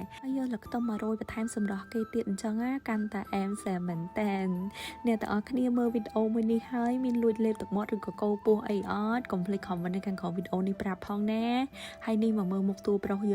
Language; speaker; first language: Khmer; native; Khmer